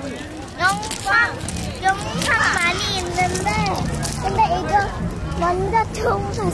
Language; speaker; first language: Korean; early bilingual, other home language; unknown